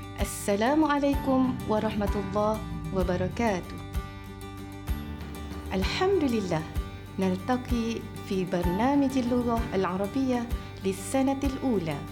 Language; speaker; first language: Arabic; non-native, fluent; Malay